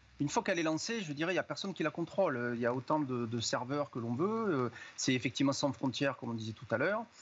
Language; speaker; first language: French; native; French